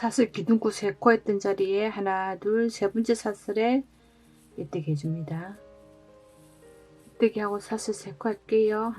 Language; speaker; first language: Korean; native; Korean